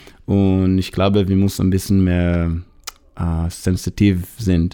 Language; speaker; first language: German; non-native, learner; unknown